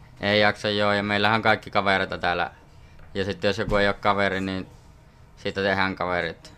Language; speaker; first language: Finnish; native; Finnish